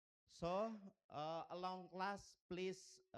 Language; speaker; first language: English; non-native, local second language; Indonesian